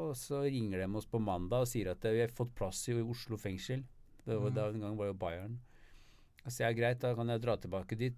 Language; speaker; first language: Norwegian; native; Norwegian